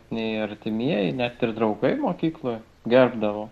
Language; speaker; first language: Lithuanian; native; Lithuanian